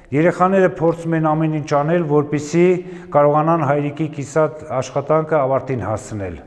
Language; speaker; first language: Armenian; native; Armenian